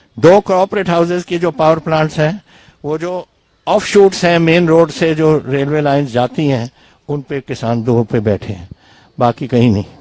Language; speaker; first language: Hindi; non-native, local second language; Punjabi